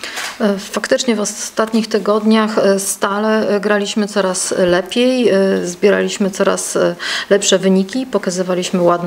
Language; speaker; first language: Polish; native; Polish